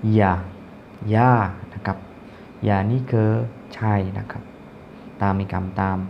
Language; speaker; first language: Thai; non-native, fluent; Indonesian